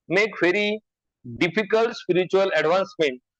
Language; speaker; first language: English; non-native, local second language; Marathi